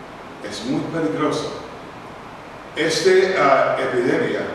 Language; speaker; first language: Spanish; non-native, learner; English